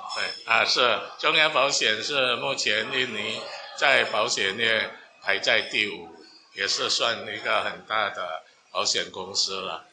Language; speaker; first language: Chinese; non-native, fluent; Min Nan Chinese